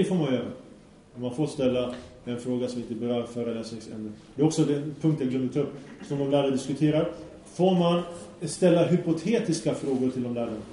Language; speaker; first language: Swedish; early bilingual, other home language; Arabic